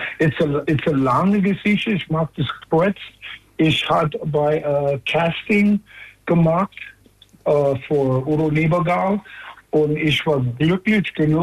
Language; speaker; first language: German; non-native, learner; English